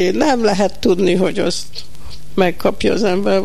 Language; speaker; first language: Hungarian; early bilingual, heritage; Hungarian